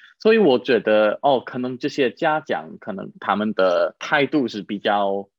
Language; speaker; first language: Chinese; non-native, fluent; English